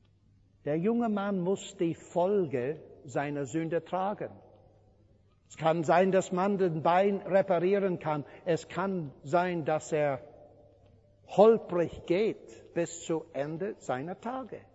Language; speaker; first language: German; non-native, fluent; English